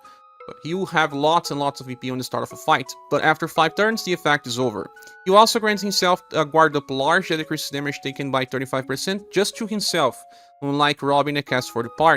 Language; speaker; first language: English; non-native, fluent; Portuguese